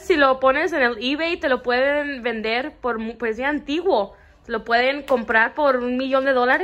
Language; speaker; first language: Spanish; early bilingual, heritage; Spanish